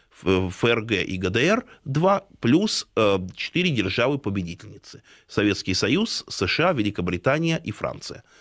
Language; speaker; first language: Russian; native; Russian